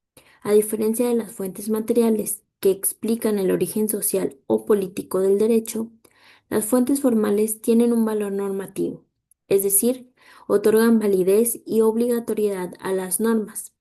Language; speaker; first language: Spanish; native; Spanish